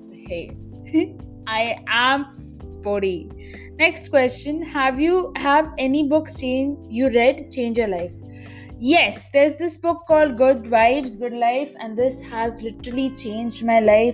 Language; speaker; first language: English; non-native, local second language; Maithili